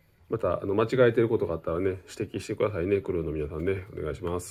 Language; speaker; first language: Japanese; native; Japanese